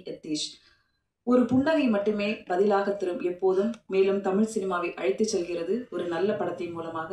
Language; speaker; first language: Tamil; native; Tamil